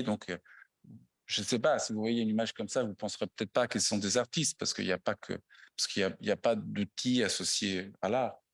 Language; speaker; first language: French; non-native, fluent; Italian